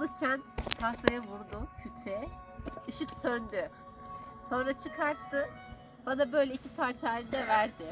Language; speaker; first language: Turkish; native; Turkish